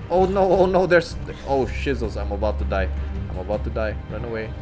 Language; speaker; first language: English; non-native, local second language; Filipino